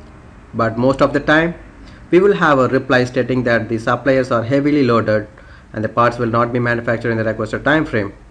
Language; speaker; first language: English; non-native, local second language; Tamil